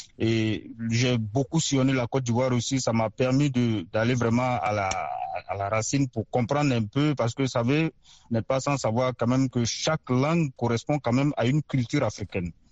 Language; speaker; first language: French; non-native, local second language; Mossi